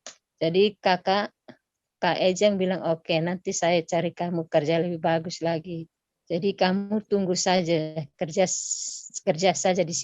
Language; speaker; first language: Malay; non-native, local second language; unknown